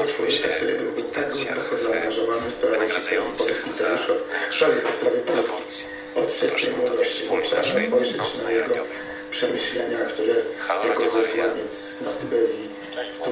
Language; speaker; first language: Polish; native; Polish